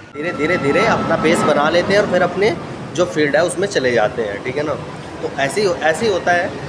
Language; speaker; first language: Hindi; native; Hindi